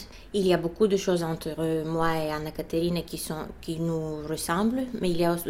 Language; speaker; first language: French; non-native, fluent; Bulgarian